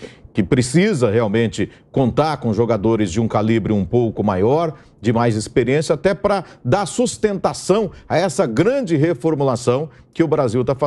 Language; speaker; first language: Portuguese; native; Portuguese